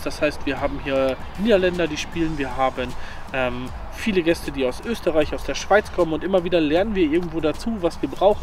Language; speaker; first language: German; native; German